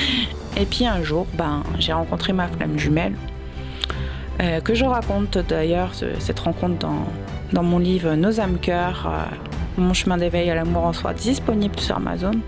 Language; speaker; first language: French; native; French